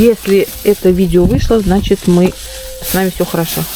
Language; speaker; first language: Russian; native; Russian